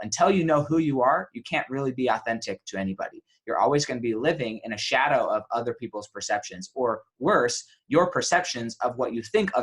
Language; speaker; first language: English; native; English